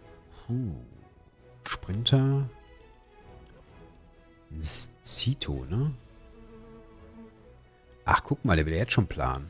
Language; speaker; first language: German; native; German